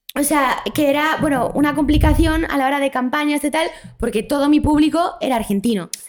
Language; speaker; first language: Spanish; early bilingual, other home language; Polish